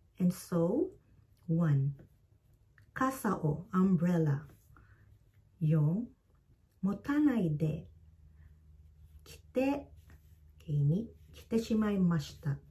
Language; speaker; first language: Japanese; non-native, fluent; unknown